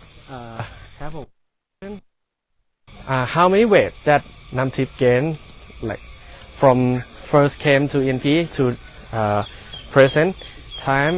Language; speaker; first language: English; non-native, learner; Thai